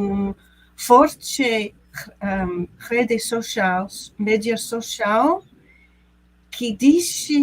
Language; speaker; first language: Portuguese; non-native, learner; English